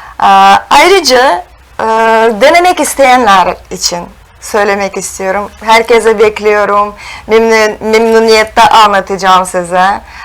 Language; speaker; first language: Turkish; non-native, fluent; Russian